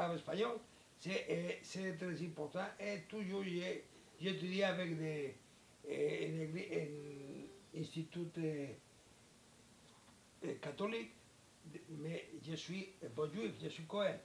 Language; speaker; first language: French; non-native, learner; Spanish